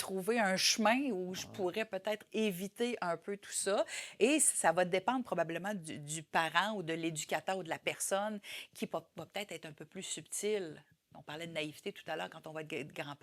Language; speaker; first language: French; native; French